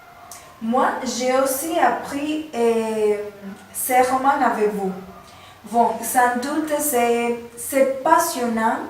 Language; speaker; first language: French; non-native, learner; Spanish